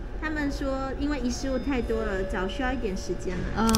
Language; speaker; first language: Chinese; native; Chinese